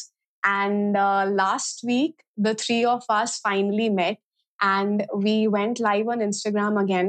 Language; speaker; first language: English; non-native, local second language; Hindi